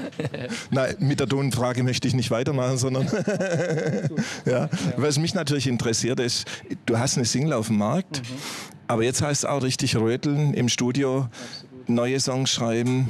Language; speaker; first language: German; native; German